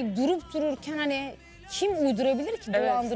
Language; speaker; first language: Turkish; native; Turkish